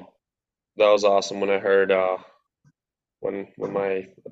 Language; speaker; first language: English; non-native, fluent; Latvian